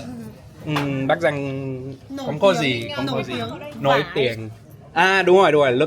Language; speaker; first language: Vietnamese; non-native, learner; English